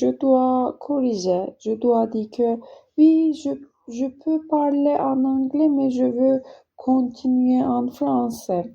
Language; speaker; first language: French; non-native, learner; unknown